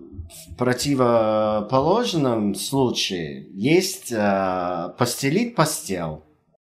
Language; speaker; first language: Russian; non-native, fluent; English